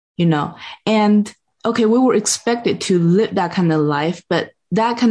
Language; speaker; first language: English; non-native, fluent; Chinese